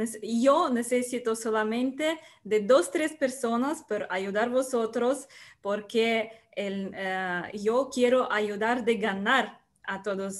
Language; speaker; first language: Spanish; non-native, learner; Russian